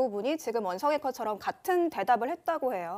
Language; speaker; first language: Korean; native; Korean